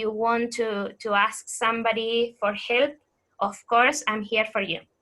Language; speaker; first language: English; non-native, fluent; Spanish